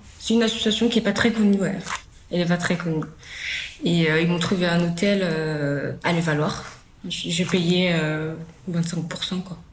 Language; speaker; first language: French; early bilingual, other home language; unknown